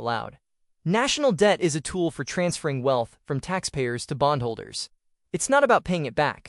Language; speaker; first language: English; native; English